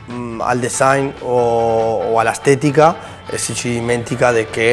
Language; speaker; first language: Italian; non-native, fluent; Spanish